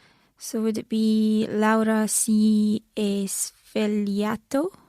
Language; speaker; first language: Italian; non-native, learner; English